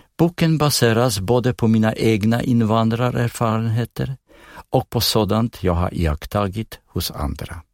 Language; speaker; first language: Swedish; non-native, fluent; Polish